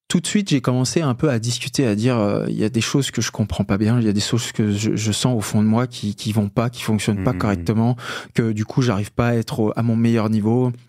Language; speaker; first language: French; native; French